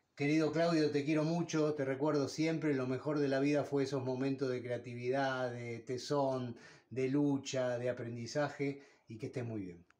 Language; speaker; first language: Spanish; native; Spanish